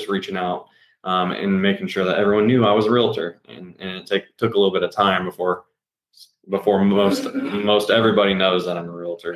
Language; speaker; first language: English; native; English